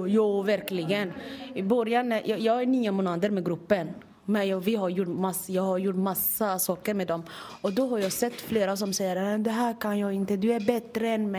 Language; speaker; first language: Swedish; non-native, fluent; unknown